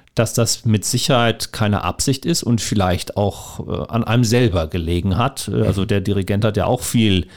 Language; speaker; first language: German; native; German